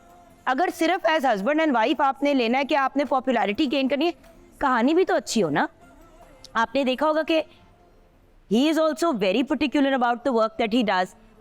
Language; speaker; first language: Urdu; native; Urdu